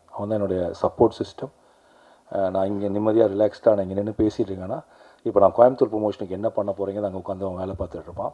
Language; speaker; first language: Tamil; native; Tamil